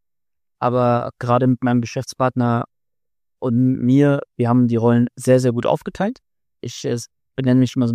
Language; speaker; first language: German; native; German